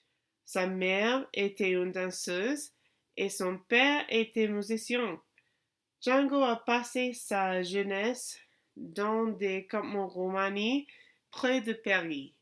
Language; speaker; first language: French; non-native, learner; English